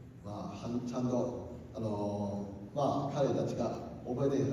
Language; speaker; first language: Japanese; non-native, learner; Cantonese